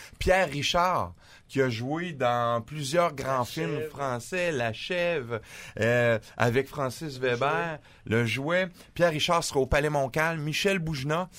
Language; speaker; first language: French; native; French